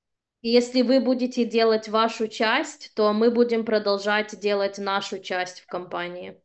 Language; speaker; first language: Russian; early bilingual, heritage; Russian